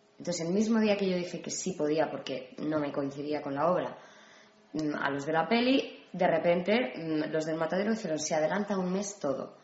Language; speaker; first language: Spanish; native; Spanish